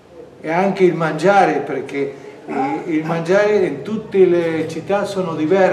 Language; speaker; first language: Italian; non-native, learner; Spanish